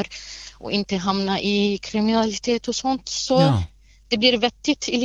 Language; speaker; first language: Swedish; non-native, fluent; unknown